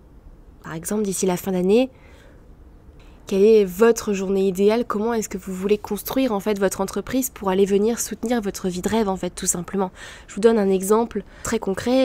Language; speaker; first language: French; native; French